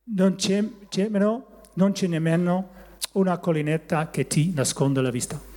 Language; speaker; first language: Italian; non-native, learner; Dutch